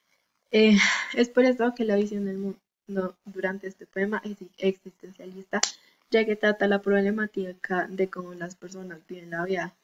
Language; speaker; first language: Spanish; native; Spanish